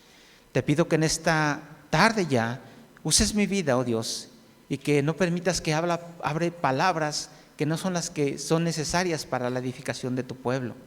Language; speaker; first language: Spanish; native; Spanish